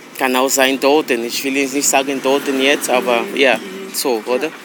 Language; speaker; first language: German; non-native, learner; Portuguese